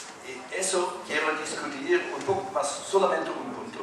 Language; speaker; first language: Spanish; non-native, fluent; German